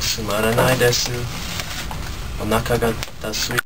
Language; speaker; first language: Japanese; non-native, learner; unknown